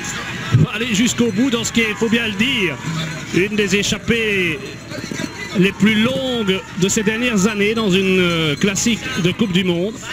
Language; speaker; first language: French; native; French